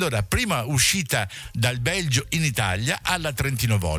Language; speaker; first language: Italian; native; Italian